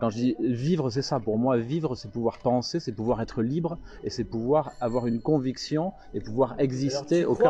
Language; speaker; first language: French; native; French